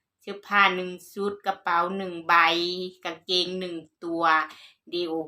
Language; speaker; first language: Thai; non-native, local second language; Northeastern Thai